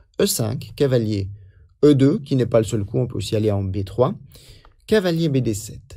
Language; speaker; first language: French; native; French